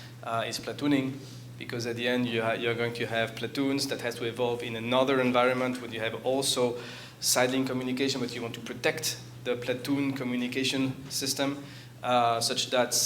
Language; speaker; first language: English; non-native, fluent; French